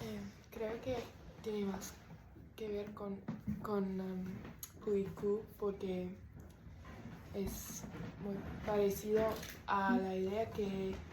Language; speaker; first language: Spanish; non-native, learner; English